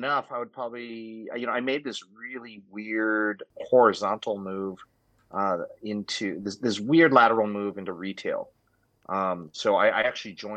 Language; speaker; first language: English; native; English